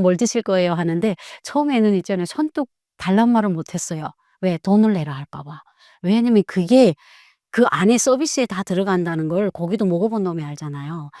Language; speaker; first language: Korean; native; Korean